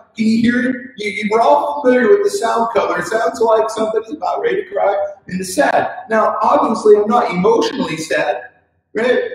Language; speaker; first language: English; native; English